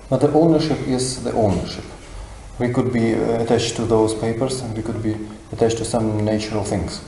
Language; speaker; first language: English; non-native, fluent; Russian